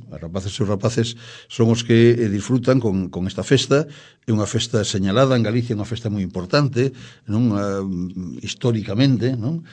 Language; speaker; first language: Galician; native; Galician